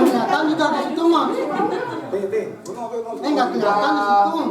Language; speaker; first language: Indonesian; native; Indonesian